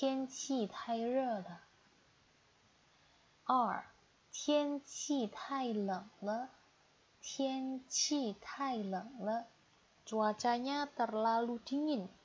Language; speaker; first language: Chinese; non-native, fluent; Indonesian